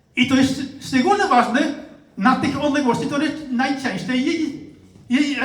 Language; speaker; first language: Polish; non-native, fluent; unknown